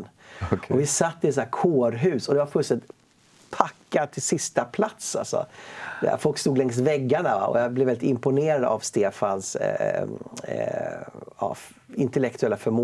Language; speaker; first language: Swedish; native; Swedish